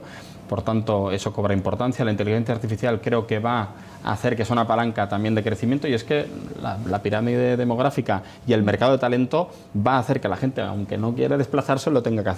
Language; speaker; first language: Spanish; native; Spanish